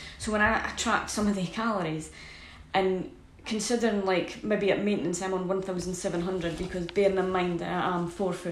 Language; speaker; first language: English; native; English